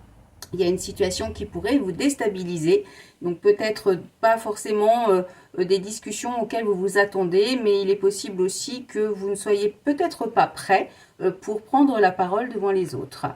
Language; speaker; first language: French; native; French